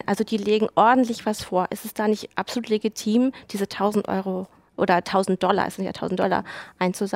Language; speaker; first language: German; native; German